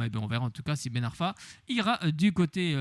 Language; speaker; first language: French; native; French